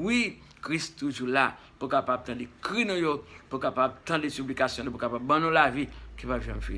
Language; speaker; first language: French; non-native, local second language; Haitian Creole